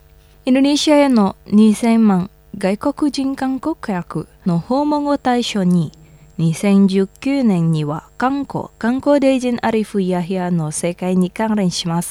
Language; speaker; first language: Japanese; non-native, fluent; Indonesian